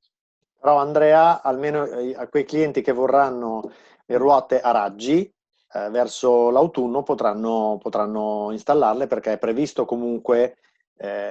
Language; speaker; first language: Italian; native; Italian